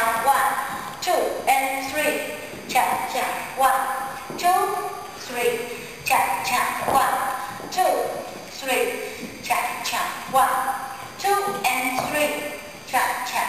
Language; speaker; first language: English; non-native, learner; Chinese